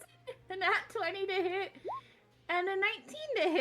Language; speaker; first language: English; native; English